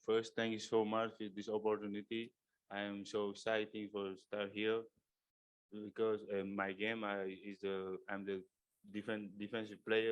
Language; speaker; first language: English; non-native, learner; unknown